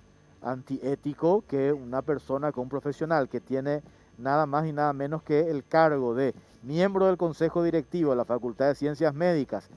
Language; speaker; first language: Spanish; native; Spanish